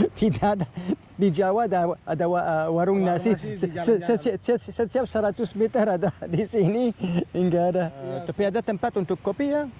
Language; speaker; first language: Indonesian; non-native, learner; English